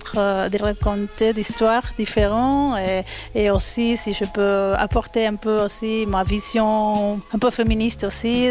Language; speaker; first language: French; non-native, learner; Spanish